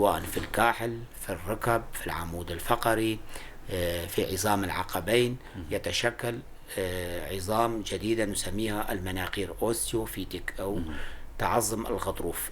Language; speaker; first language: Arabic; non-native, local second language; Kurdish